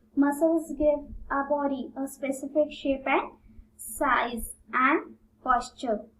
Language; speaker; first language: English; non-native, local second language; Marathi